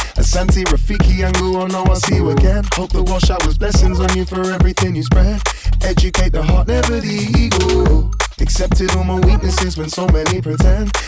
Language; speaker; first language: English; native; English